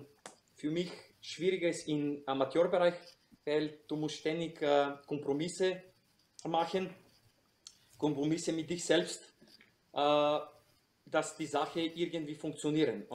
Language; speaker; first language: German; non-native, fluent; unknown